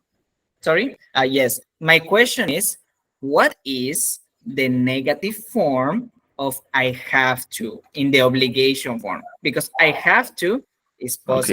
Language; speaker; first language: English; non-native, fluent; Spanish